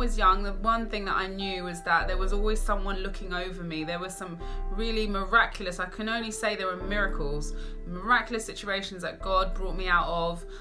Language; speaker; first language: English; native; English